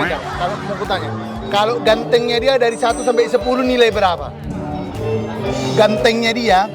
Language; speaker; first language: Indonesian; native; Indonesian